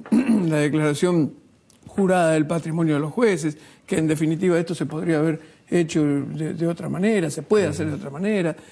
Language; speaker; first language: Spanish; native; Spanish